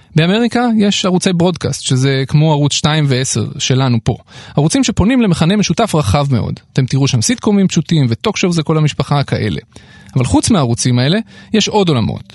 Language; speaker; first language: Hebrew; native; Hebrew